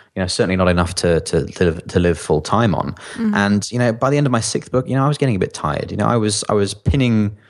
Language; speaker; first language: English; native; English